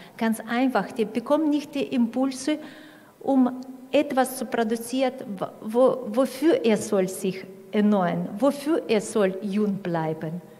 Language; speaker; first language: German; non-native, fluent; Russian